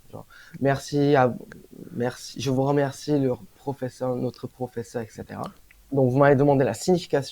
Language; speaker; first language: French; non-native, fluent; Korean